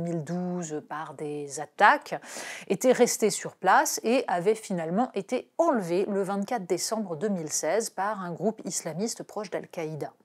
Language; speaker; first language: French; native; French